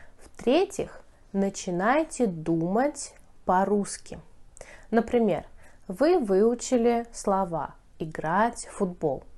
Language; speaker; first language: Russian; native; Russian